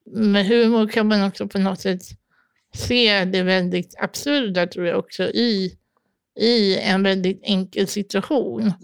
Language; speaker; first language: Swedish; native; Swedish